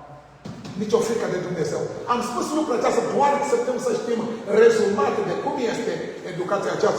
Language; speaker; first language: Romanian; non-native, learner; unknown